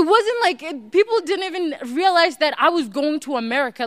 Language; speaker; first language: English; non-native, local second language; Northern Sotho